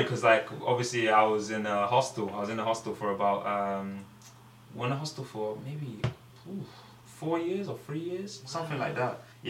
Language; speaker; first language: English; native; English